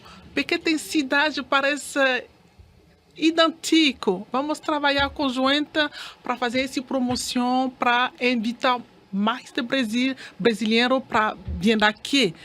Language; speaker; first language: Portuguese; non-native, learner; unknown